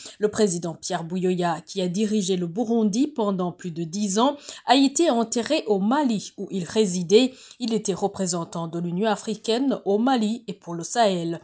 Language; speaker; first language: French; non-native, local second language; Rundi